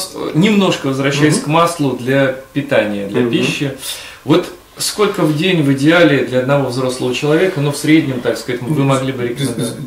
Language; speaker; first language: Russian; native; Russian